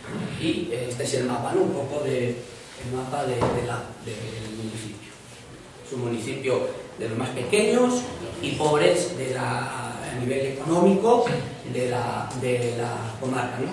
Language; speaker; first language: Spanish; native; Spanish